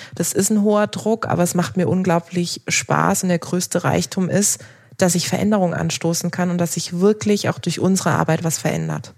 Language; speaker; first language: German; early bilingual, other home language; Turkish